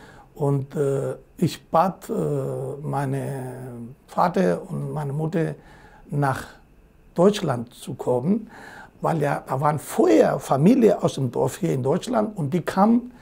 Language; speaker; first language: German; non-native, fluent; Greek